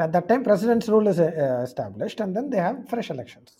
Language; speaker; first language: English; non-native, local second language; Tamil